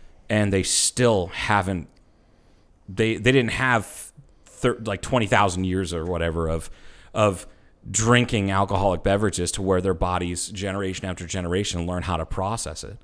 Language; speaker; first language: English; native; English